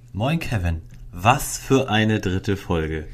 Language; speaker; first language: German; native; German